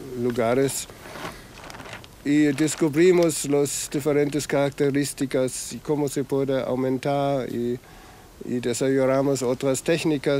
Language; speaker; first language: Spanish; non-native, fluent; German